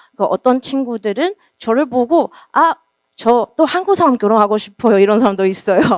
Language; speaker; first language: Korean; non-native, learner; Chinese